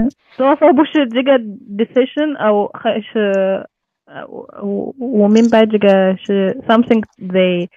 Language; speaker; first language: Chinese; non-native, learner; Arabic